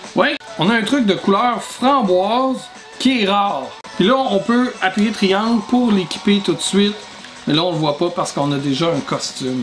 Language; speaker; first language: French; native; French